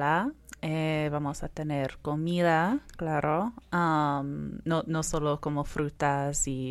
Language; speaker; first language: Spanish; non-native, fluent; English